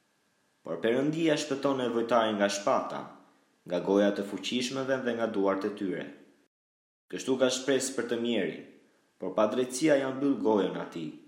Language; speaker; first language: Albanian; native; Albanian